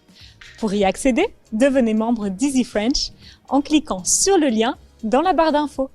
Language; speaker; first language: French; native; French